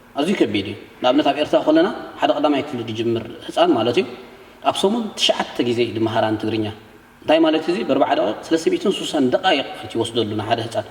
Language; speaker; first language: Tigrinya; native; Tigrinya